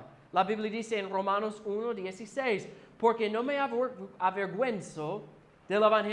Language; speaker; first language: Spanish; non-native, fluent; English